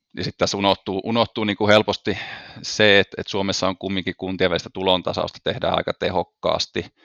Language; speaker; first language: Finnish; native; Finnish